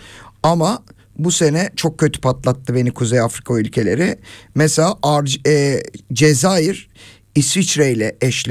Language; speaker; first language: Turkish; native; Turkish